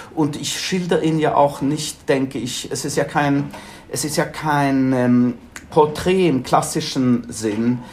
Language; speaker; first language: German; non-native, fluent; Swedish